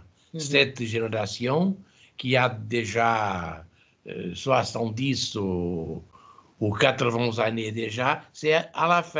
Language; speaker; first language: French; non-native, fluent; Portuguese